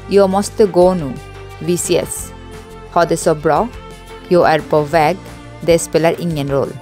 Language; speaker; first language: Swedish; non-native, fluent; Bangla